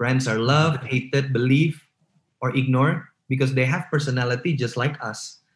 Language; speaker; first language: English; non-native, local second language; Indonesian